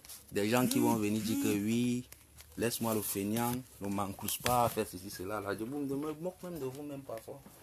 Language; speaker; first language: French; non-native, local second language; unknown